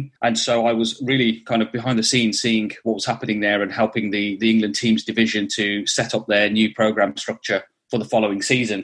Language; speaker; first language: English; native; English